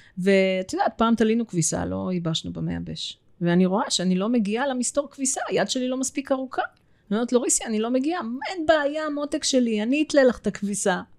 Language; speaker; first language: Hebrew; early bilingual, other home language; Russian